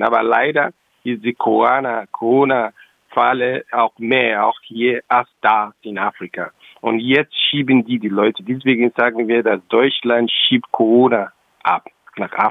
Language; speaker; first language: German; non-native, local second language; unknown